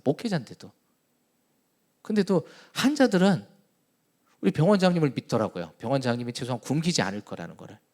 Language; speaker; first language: Korean; native; Korean